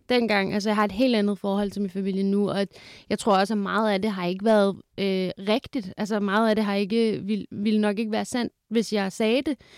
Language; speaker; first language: Danish; early bilingual, other home language; Kurdish